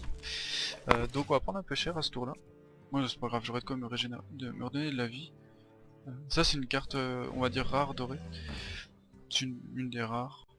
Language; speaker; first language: French; native; French